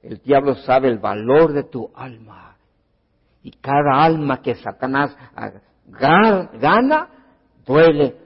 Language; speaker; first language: Spanish; early bilingual, heritage; Spanish